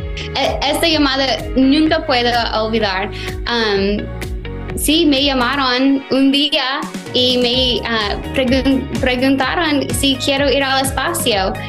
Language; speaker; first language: Spanish; non-native, fluent; English